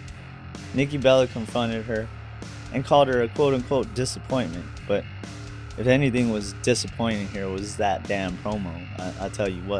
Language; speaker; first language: English; native; English